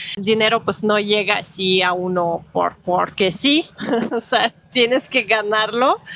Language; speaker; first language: Spanish; non-native, fluent; Russian